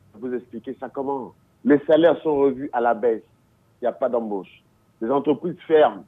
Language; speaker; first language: French; non-native, local second language; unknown